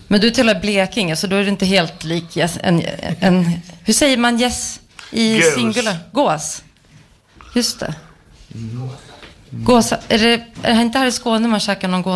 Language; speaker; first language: Swedish; native; Swedish